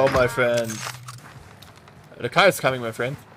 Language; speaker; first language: English; non-native, learner; German